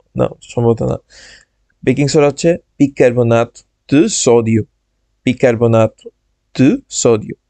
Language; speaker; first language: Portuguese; non-native, fluent; Bangla